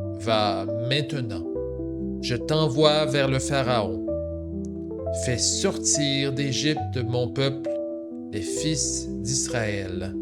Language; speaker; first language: French; native; French